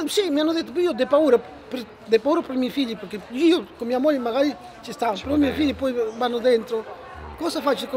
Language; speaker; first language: Italian; non-native, fluent; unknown